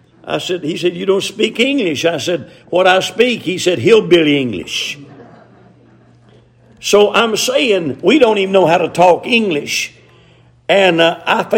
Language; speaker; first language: English; native; English